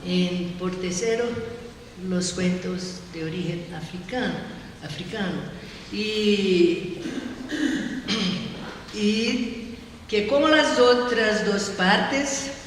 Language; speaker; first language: Spanish; non-native, learner; Portuguese